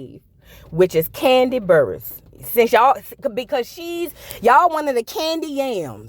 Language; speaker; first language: English; native; English